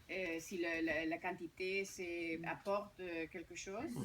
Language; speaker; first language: French; non-native, fluent; Spanish